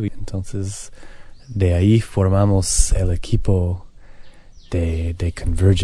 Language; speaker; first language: Spanish; non-native, learner; English